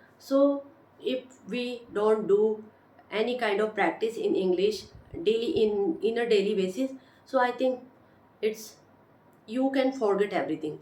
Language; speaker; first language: English; non-native, learner; Hindi